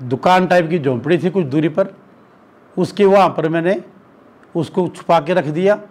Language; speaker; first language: Hindi; native; Hindi